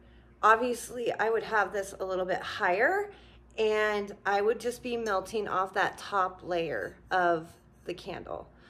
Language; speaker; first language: English; native; English